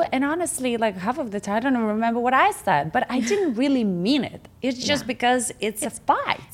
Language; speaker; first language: English; non-native, fluent; Russian